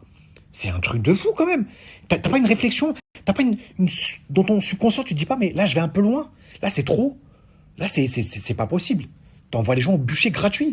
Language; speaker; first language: French; native; French